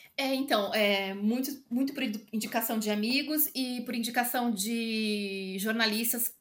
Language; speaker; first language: Portuguese; native; Portuguese